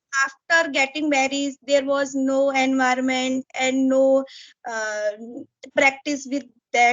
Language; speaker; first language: English; non-native, learner; Hindi